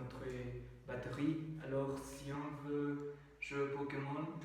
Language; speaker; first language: French; non-native, learner; Spanish